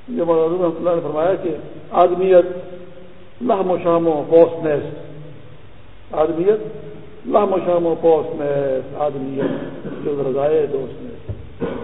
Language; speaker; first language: Urdu; non-native, local second language; Pashto